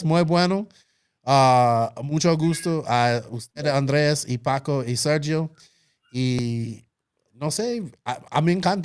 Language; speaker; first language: Spanish; non-native, local second language; English